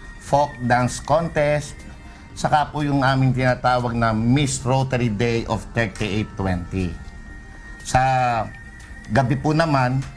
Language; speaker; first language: Filipino; native; Filipino